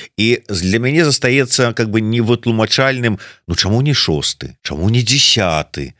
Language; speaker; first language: Belarusian; native; Belarusian